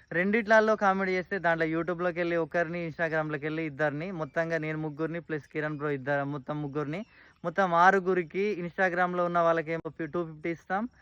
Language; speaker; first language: Telugu; native; Telugu